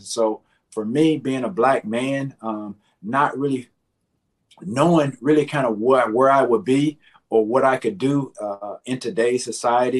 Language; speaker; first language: English; native; English